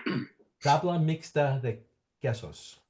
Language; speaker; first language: Spanish; non-native, learner; English